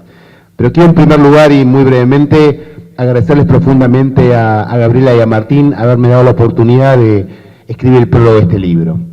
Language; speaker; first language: Spanish; native; Spanish